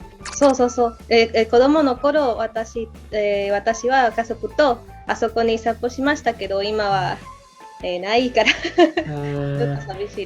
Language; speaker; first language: Japanese; non-native, learner; Spanish